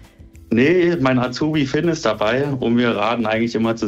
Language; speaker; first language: German; native; German